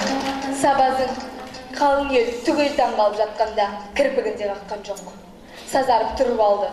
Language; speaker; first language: Kazakh; native; Kazakh